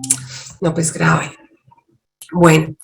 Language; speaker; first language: Spanish; native; Spanish